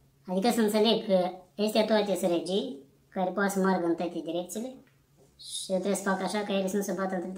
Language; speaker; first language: Romanian; non-native, learner; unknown